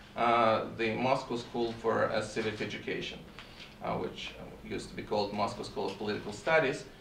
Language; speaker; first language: English; non-native, fluent; Russian